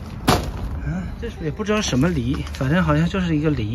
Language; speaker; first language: Chinese; native; Chinese